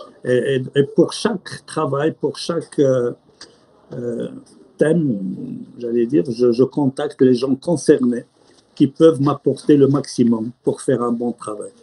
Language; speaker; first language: French; non-native, local second language; Arabic